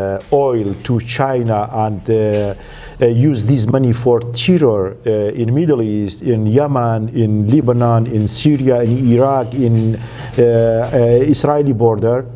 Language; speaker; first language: English; non-native, learner; Central Kurdish